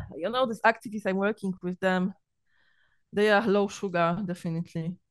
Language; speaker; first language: English; non-native, learner; Polish